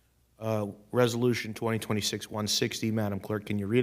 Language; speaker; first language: English; native; English